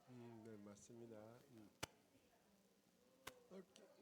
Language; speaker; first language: Korean; non-native, learner; Chinese